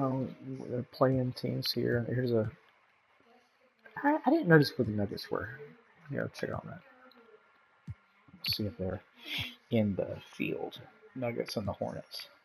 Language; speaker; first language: English; native; English